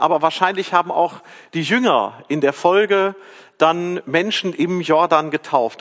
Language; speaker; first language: German; native; German